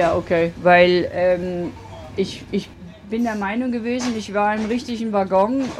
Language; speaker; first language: German; native; German